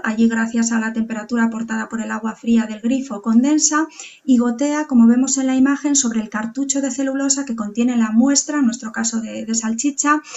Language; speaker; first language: Spanish; native; Spanish